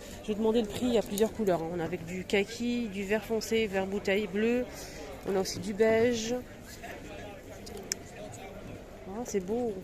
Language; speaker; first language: French; native; French